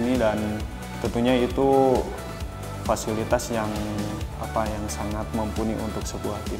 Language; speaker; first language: Indonesian; native; Indonesian